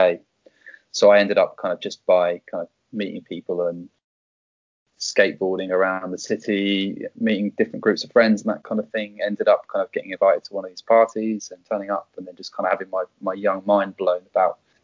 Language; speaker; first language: English; native; English